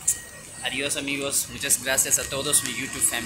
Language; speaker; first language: Spanish; non-native, learner; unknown